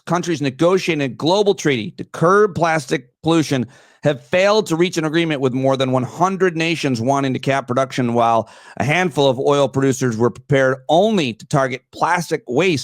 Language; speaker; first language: English; native; English